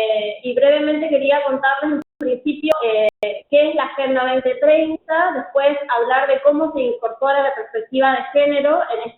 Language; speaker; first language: Spanish; native; Spanish